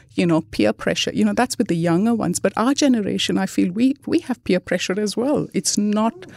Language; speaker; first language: English; non-native, local second language; Malayalam